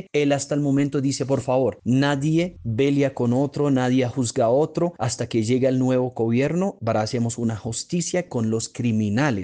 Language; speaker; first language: Spanish; non-native, fluent; Arabic